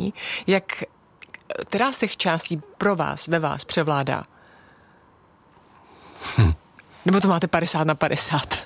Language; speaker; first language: Czech; native; Czech